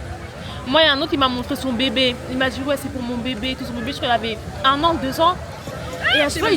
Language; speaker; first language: French; native; French